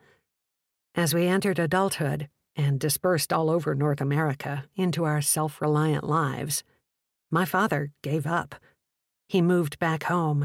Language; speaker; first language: English; early bilingual, other home language; Czech